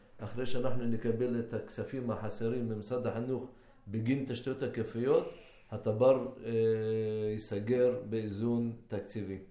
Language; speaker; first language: Hebrew; non-native, local second language; Arabic